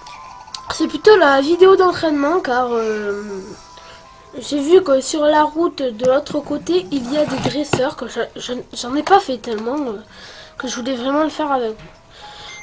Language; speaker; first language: French; native; French